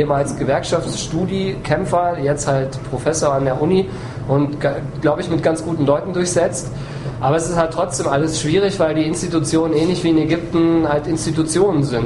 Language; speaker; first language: German; native; German